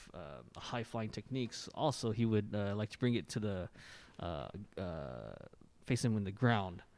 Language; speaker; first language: English; non-native, fluent; Japanese